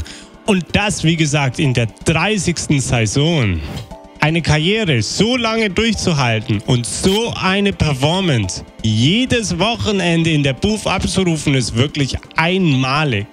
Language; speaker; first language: German; native; German